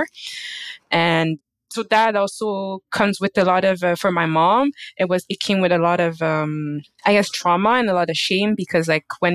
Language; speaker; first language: English; native; English